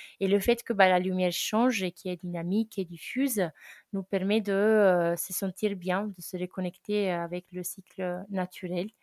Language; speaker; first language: French; non-native, fluent; Italian